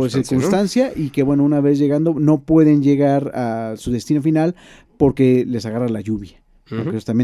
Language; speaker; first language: Spanish; native; Spanish